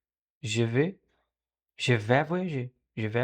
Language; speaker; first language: French; non-native, learner; Portuguese